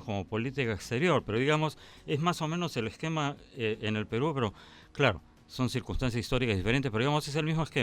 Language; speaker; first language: Spanish; native; Spanish